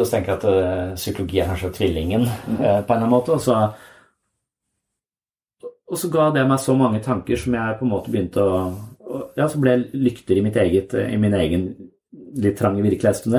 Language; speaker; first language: Norwegian; native; Norwegian